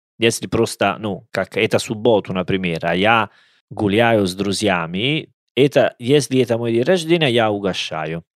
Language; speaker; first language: Russian; non-native, learner; Italian